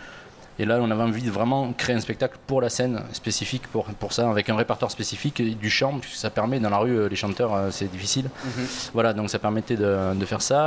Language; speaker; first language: French; native; French